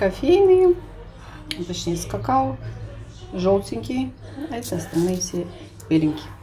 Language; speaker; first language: Russian; native; Russian